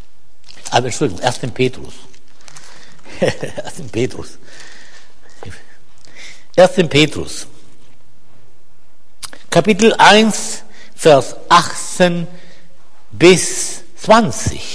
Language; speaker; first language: German; non-native, fluent; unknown